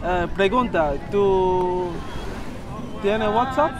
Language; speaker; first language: Spanish; non-native, learner; English